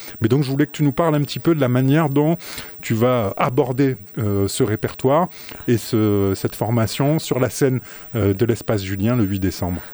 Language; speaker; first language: French; native; French